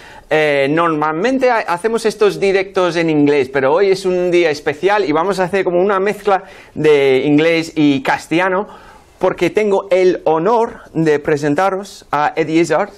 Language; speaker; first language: Spanish; non-native, fluent; English